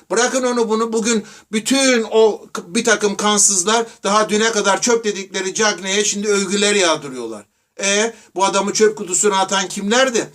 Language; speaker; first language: Turkish; native; Turkish